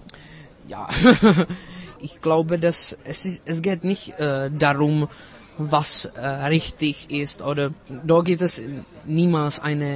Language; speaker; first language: German; non-native, fluent; Czech